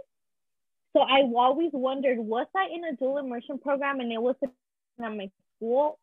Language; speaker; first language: English; early bilingual, other home language; Spanish